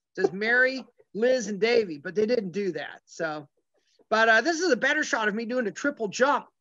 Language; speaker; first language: English; native; English